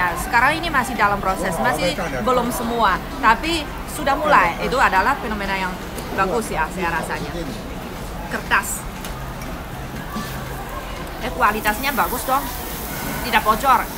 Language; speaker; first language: Indonesian; non-native, fluent; Chinese